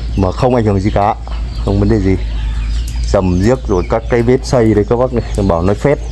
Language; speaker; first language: Vietnamese; non-native, local second language; Iu Mien